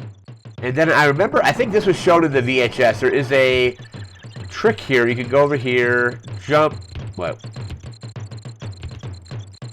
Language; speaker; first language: English; native; English